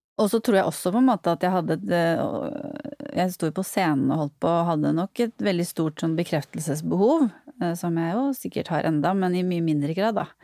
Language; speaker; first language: Norwegian; native; Norwegian